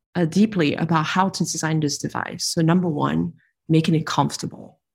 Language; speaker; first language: English; non-native, fluent; French